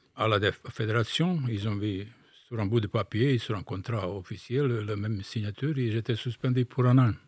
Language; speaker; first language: French; non-native, fluent; Bosnian